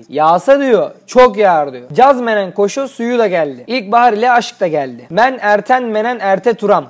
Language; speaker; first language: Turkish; native; Turkish